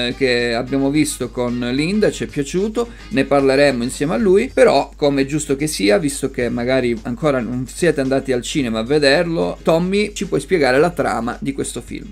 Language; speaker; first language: Italian; native; Italian